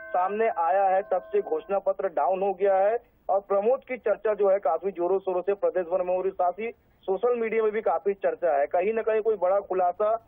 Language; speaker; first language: Hindi; native; Hindi